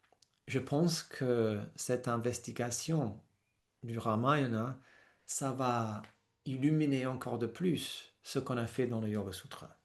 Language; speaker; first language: French; non-native, fluent; English